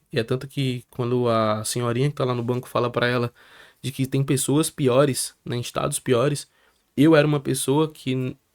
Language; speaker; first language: Portuguese; native; Portuguese